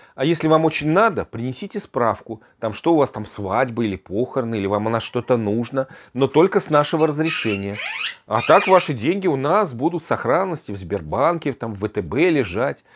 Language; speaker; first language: Russian; native; Russian